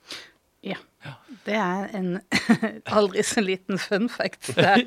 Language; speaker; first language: Norwegian; native; Norwegian